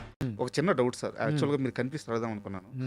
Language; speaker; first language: Telugu; native; Telugu